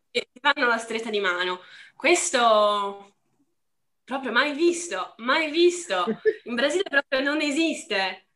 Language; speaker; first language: Italian; non-native, fluent; Portuguese